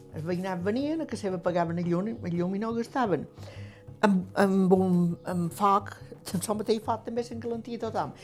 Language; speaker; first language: Catalan; native; Catalan